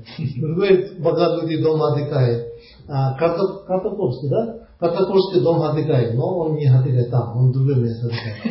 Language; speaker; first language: Russian; non-native, learner; Tibetan